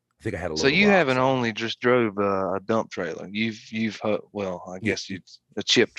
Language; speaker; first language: English; native; English